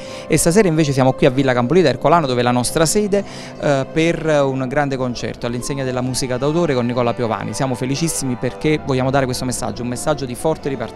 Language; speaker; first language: Italian; native; Italian